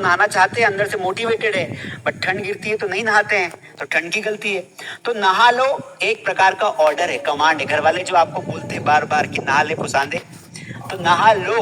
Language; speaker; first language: Hindi; native; Hindi